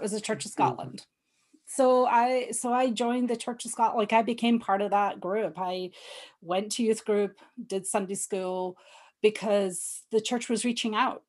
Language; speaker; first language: English; native; English